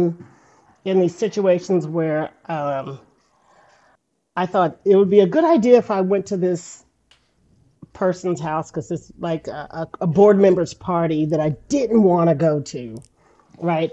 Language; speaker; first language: English; native; English